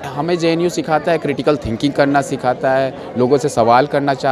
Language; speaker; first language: Hindi; native; Hindi